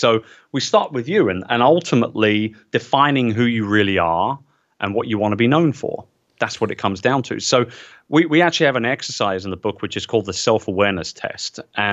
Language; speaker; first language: English; native; English